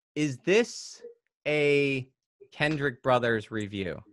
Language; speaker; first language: English; native; English